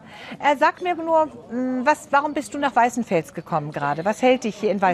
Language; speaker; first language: German; native; German